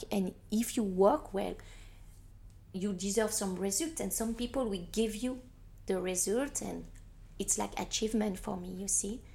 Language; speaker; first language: English; non-native, fluent; French